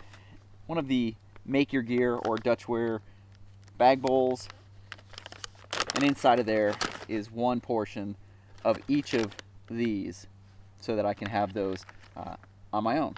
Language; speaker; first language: English; native; English